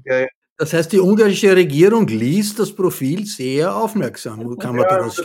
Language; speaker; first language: German; native; German